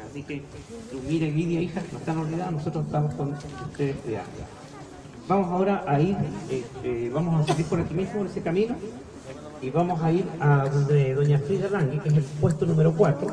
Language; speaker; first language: Spanish; native; Spanish